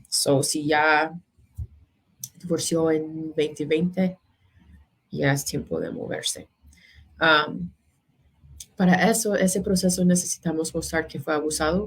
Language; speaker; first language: Spanish; non-native, fluent; English